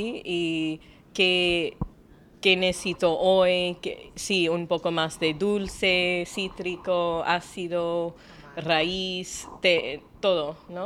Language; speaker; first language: Spanish; non-native, learner; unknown